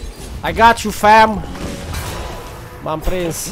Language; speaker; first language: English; non-native, fluent; Romanian